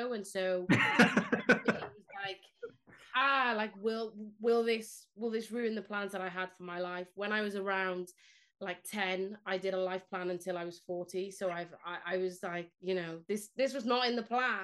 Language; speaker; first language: English; non-native, local second language; Spanish